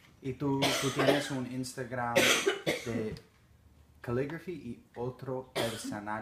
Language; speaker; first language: Spanish; early bilingual, heritage; Spanish